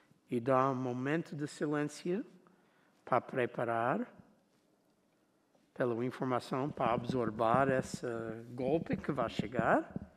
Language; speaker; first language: Portuguese; non-native, fluent; English